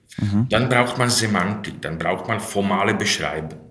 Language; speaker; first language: German; non-native, fluent; Slovak